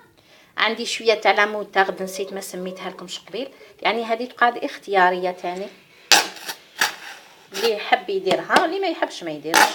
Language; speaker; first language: Arabic; native; Arabic